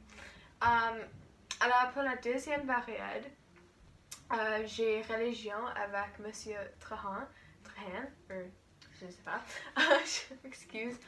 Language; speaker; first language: French; non-native, learner; English